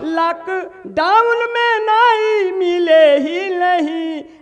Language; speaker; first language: Hindi; native; Hindi